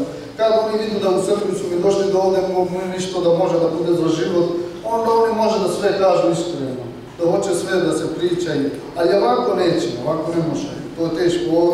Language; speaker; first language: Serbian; non-native, learner; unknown